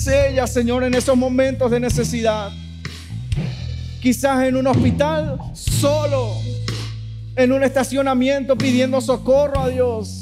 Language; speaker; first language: Spanish; native; Spanish